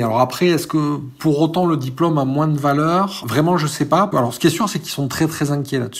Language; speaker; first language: French; native; French